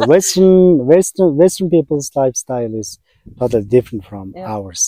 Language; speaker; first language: English; non-native, learner; Mongolian